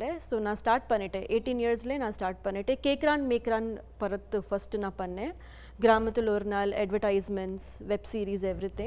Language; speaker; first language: Tamil; non-native, learner; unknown